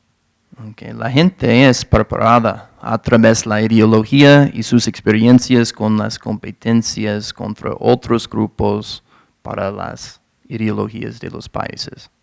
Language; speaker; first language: Spanish; non-native, fluent; English